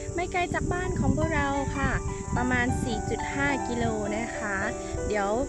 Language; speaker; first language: Thai; native; Thai